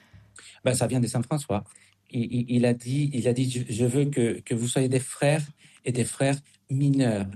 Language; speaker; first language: French; non-native, fluent; Spanish